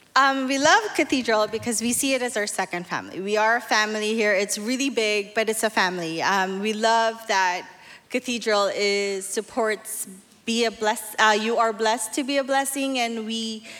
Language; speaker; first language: English; non-native, local second language; Filipino